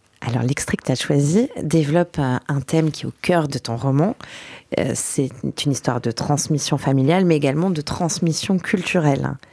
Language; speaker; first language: French; native; French